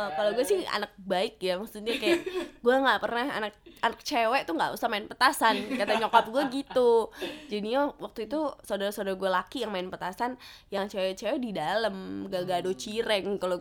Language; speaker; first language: Indonesian; native; Indonesian